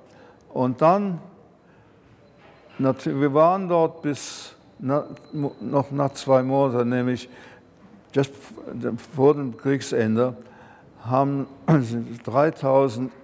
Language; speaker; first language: German; early bilingual, heritage; German